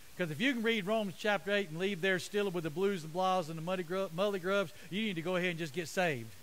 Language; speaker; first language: English; native; English